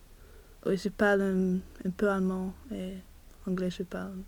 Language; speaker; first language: French; non-native, learner; Swedish